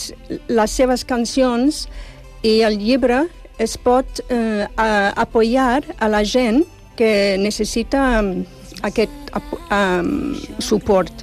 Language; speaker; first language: Catalan; non-native, fluent; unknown